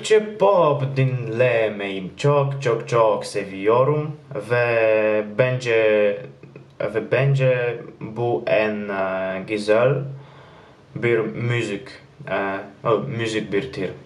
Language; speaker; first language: Turkish; non-native, learner; Polish